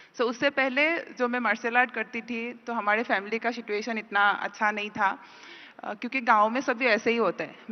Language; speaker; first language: Hindi; non-native, local second language; Assamese